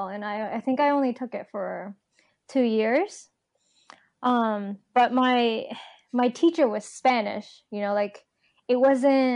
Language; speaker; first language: English; non-native, fluent; Japanese